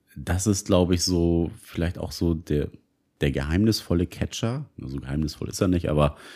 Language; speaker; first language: German; native; German